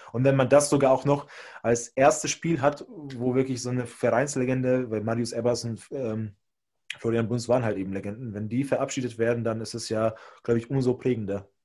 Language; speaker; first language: German; non-native, fluent; Hungarian